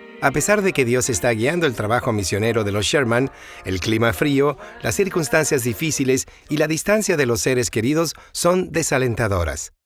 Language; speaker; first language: Spanish; native; Spanish